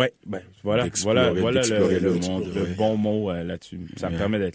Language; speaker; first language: French; native; French